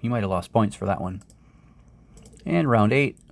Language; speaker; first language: English; native; English